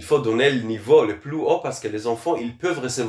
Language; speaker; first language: French; non-native, fluent; Hebrew